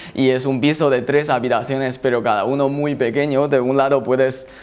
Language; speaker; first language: Spanish; non-native, fluent; Chinese